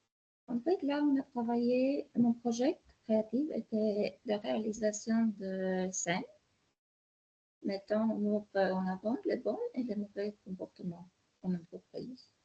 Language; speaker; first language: French; non-native, fluent; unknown